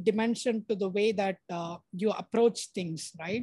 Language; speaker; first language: English; non-native, local second language; Tamil